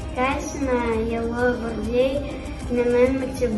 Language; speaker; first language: Kazakh; non-native, local second language; Russian